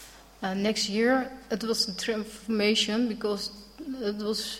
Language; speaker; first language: English; non-native, learner; Dutch